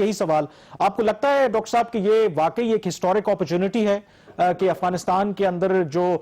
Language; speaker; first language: Urdu; native; Urdu